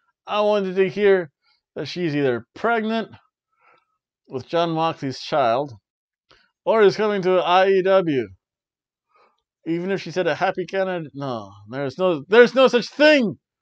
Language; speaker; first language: English; native; English